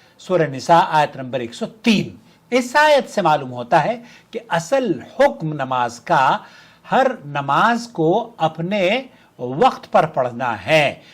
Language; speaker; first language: Urdu; native; Urdu